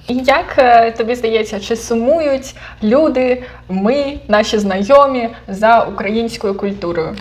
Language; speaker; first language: Ukrainian; non-native, local second language; Russian